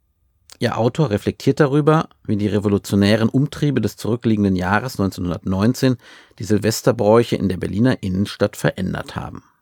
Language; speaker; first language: German; native; German